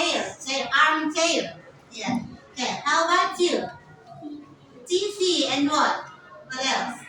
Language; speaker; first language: English; non-native, learner; Indonesian